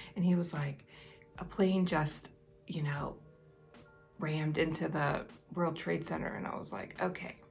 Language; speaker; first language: English; native; English